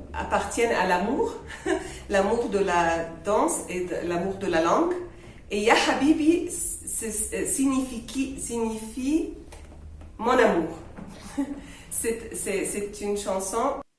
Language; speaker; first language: French; non-native, fluent; Arabic